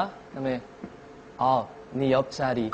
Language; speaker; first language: Korean; non-native, fluent; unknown